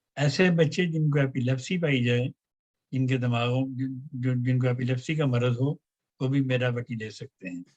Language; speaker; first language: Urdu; non-native, local second language; Punjabi